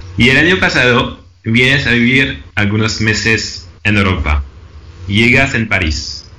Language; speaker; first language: Spanish; non-native, fluent; French